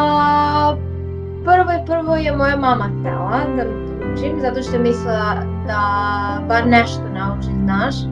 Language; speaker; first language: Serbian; early bilingual, heritage; Serbian